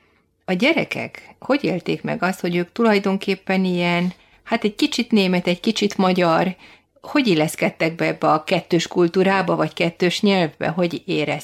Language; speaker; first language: Hungarian; native; Hungarian